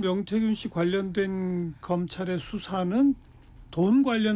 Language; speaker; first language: Korean; native; Korean